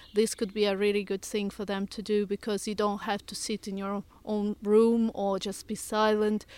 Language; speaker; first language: English; non-native, fluent; Russian